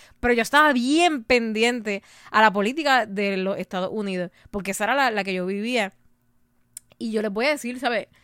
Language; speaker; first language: Spanish; native; Spanish